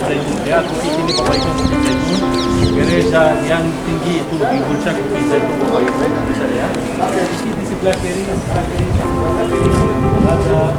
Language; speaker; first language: Indonesian; non-native, fluent; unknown